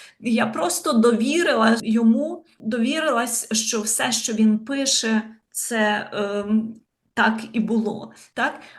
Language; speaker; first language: Ukrainian; native; Ukrainian